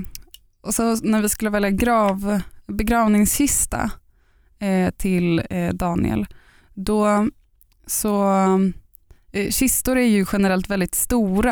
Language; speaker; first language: Swedish; native; Swedish